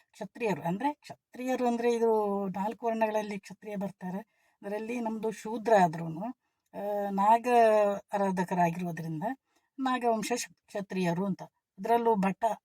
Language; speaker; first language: Kannada; non-native, local second language; Tulu